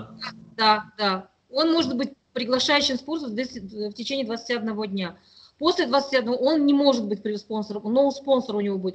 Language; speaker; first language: Russian; native; Russian